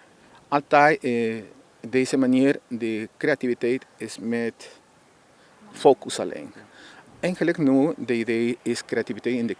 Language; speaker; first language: Dutch; non-native, learner; Spanish